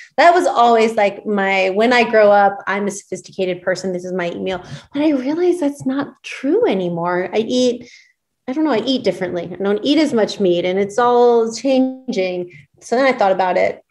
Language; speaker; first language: English; native; English